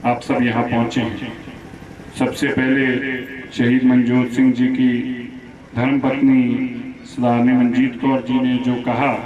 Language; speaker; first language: Hindi; non-native, local second language; Punjabi